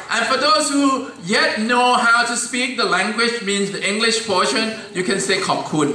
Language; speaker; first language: English; non-native, fluent; Thai